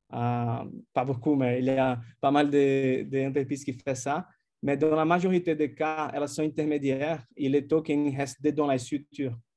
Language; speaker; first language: French; non-native, fluent; Portuguese